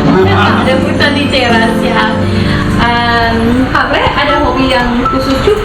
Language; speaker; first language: Indonesian; non-native, fluent; English